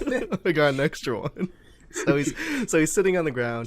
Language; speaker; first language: English; native; English